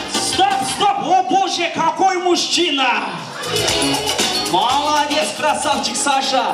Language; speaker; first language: Russian; non-native, local second language; Kyrgyz